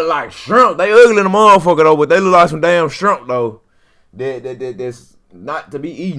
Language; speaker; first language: English; native; English